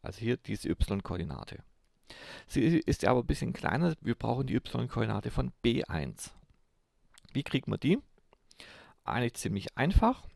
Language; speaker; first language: German; native; German